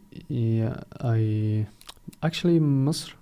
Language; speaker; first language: English; non-native, fluent; Arabic